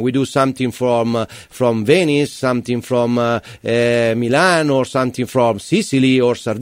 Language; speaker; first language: English; non-native, learner; Italian